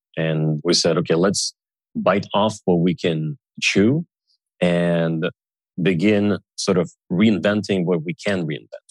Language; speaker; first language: English; early bilingual, other home language; Russian